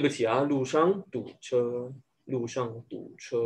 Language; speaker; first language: Chinese; non-native, learner; English